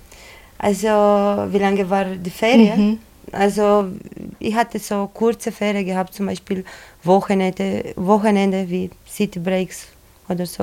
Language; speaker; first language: German; non-native, learner; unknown